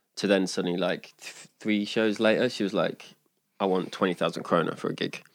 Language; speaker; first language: English; native; English